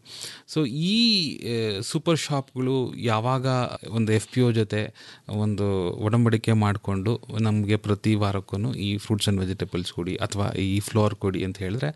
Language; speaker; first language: Kannada; native; Kannada